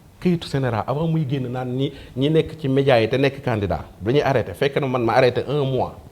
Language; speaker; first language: Wolof; native; Wolof